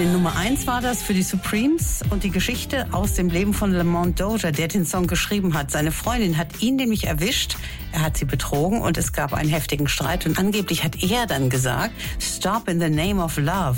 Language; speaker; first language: German; native; German